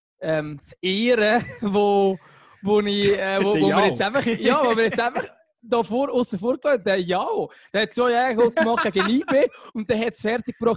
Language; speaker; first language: German; native; German